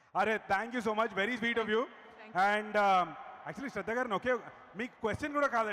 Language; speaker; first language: Telugu; native; Telugu